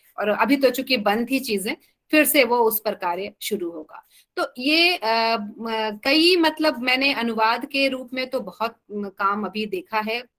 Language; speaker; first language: Hindi; native; Hindi